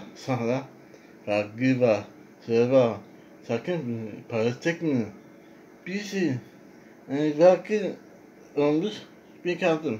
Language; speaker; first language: Turkish; non-native, learner; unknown